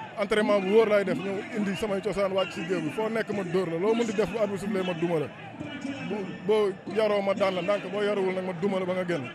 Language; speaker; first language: Wolof; native; Wolof